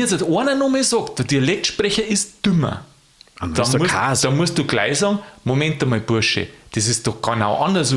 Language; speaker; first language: German; native; German